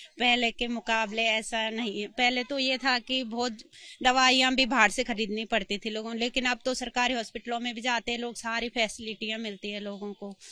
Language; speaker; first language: Hindi; native; Hindi